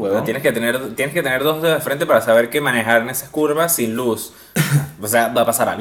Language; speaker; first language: Spanish; native; Spanish